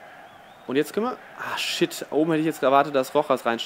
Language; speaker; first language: German; native; German